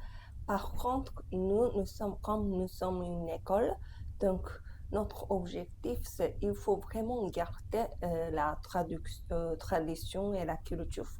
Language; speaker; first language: French; non-native, fluent; Japanese